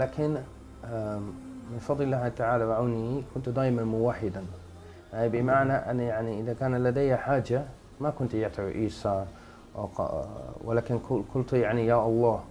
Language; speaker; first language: Arabic; non-native, learner; Dutch